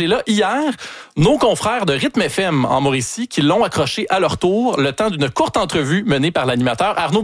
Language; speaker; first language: French; native; French